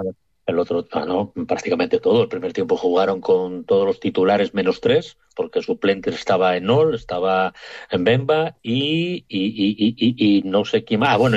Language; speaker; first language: Spanish; native; Spanish